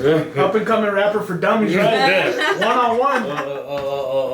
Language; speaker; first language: English; native; English